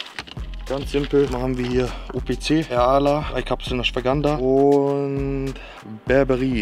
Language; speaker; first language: German; native; German